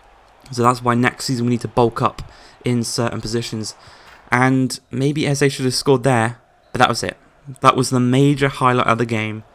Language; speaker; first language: English; native; English